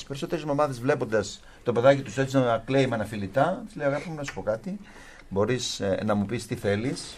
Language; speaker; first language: Greek; native; Greek